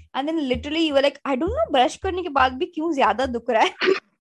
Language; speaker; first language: English; non-native, local second language; Hindi